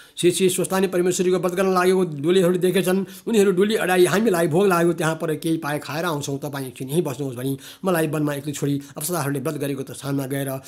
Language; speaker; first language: Nepali; native; Nepali